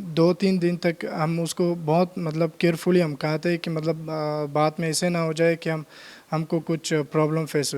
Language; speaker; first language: Hindi; non-native, learner; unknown